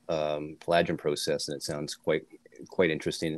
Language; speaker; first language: English; native; English